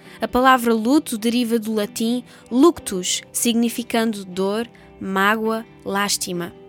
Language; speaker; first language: Portuguese; native; Portuguese